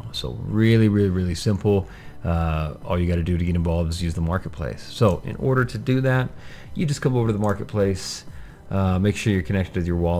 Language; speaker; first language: English; native; English